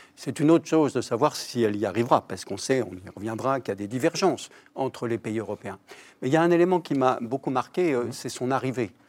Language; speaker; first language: French; native; French